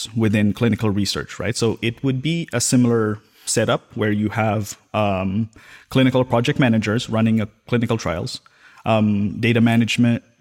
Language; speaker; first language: English; non-native, local second language; Filipino